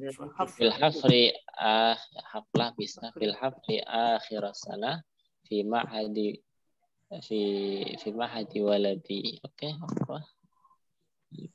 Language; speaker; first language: Arabic; non-native, fluent; Indonesian